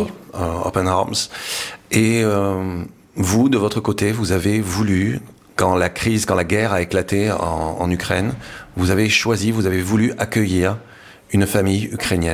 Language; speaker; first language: French; native; French